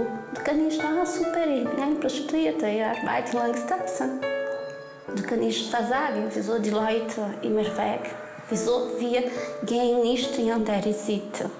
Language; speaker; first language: German; non-native, learner; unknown